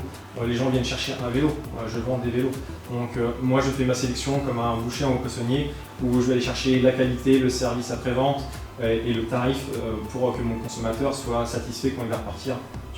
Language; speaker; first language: French; native; French